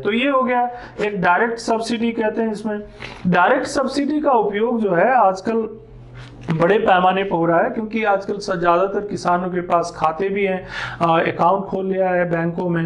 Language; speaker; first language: Hindi; native; Hindi